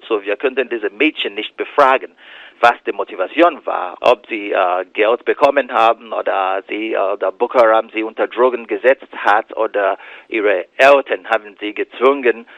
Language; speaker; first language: German; non-native, fluent; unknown